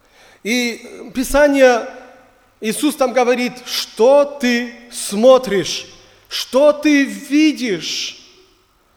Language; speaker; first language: Russian; non-native, learner; German